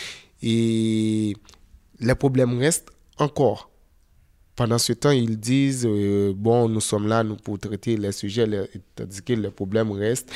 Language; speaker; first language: French; non-native, local second language; Haitian Creole